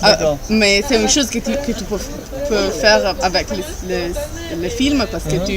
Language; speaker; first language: French; non-native, learner; Italian